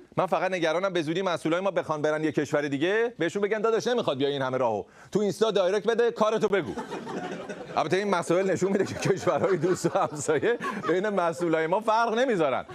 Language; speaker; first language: Persian; native; Persian